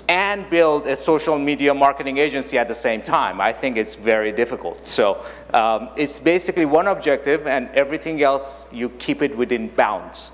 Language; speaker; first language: English; non-native, fluent; German